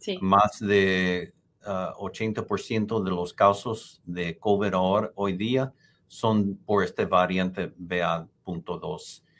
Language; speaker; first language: Spanish; non-native, fluent; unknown